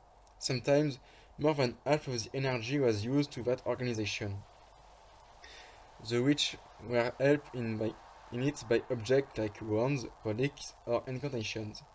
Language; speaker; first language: English; non-native, fluent; French